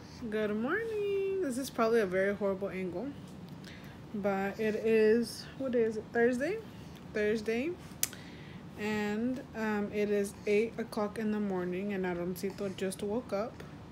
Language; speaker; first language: English; early bilingual, other home language; Spanish